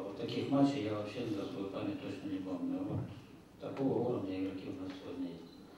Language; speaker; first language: Russian; native; Russian